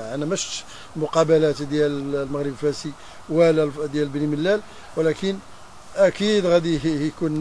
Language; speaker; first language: Arabic; native; Arabic